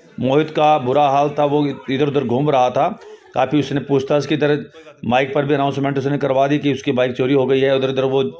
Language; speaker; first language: Hindi; native; Hindi